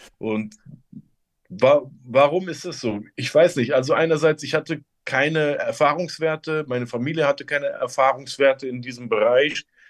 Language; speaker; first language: German; early bilingual, other home language; Turkish